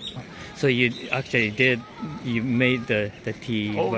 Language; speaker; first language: English; non-native, fluent; Japanese